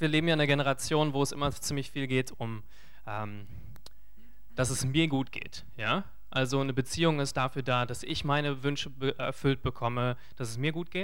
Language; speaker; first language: German; non-native, fluent; English